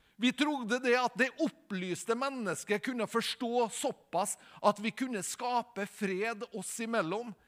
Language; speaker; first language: Norwegian; native; Norwegian